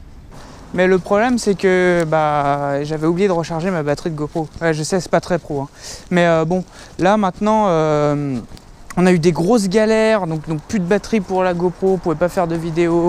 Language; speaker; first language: French; native; French